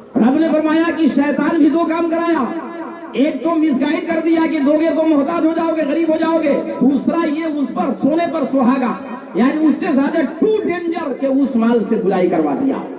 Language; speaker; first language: Urdu; native; Urdu